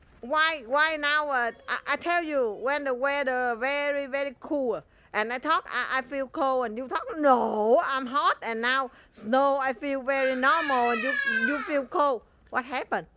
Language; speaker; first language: English; non-native, learner; Vietnamese